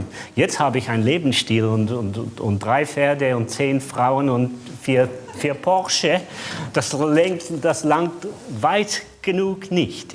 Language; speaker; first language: German; non-native, fluent; English